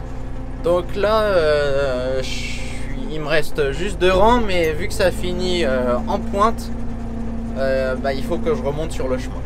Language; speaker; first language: French; native; French